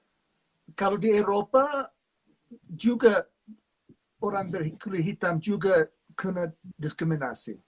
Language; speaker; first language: Indonesian; non-native, fluent; English